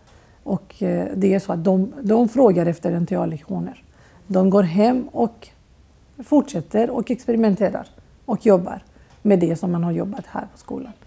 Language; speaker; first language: Swedish; non-native, fluent; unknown